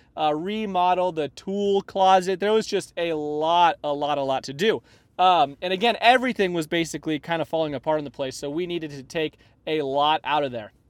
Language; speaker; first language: English; native; English